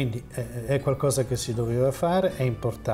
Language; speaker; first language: Italian; native; Italian